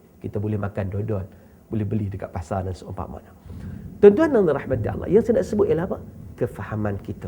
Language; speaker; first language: Malay; native; Malay